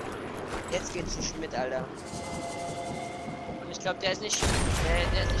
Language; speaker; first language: German; native; German